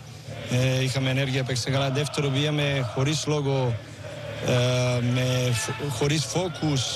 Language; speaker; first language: Greek; non-native, learner; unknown